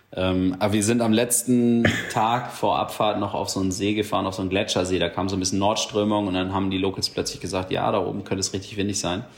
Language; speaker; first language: German; native; German